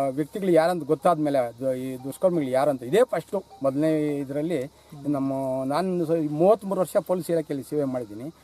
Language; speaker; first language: Kannada; native; Kannada